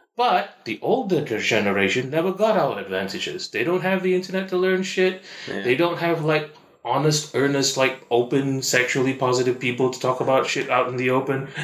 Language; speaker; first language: English; non-native, local second language; Malay